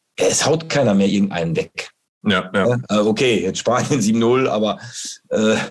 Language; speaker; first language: German; native; German